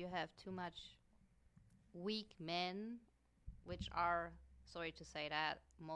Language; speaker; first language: English; non-native, fluent; German